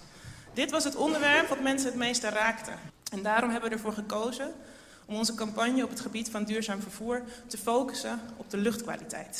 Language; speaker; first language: Dutch; native; Dutch